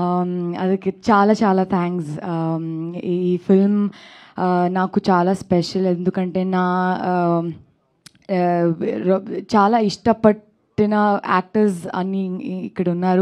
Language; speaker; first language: Telugu; non-native, learner; Kannada